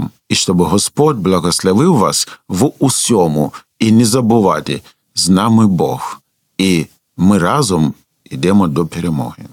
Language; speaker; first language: Ukrainian; non-native, fluent; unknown